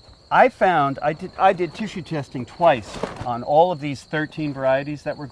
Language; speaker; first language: English; native; English